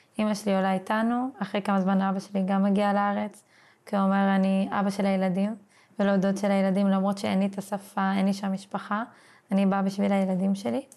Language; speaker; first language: Hebrew; early bilingual, other home language; English